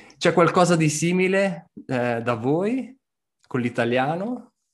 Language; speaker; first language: Italian; native; Italian